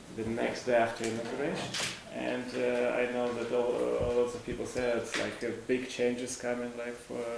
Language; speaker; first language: English; non-native, fluent; Russian